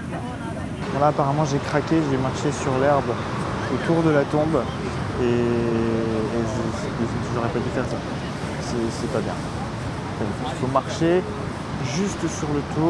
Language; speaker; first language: French; native; French